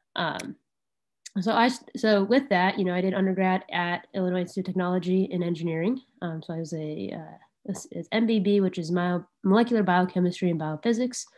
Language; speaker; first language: English; native; English